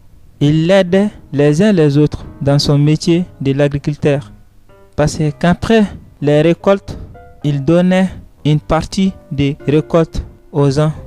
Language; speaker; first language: French; non-native, learner; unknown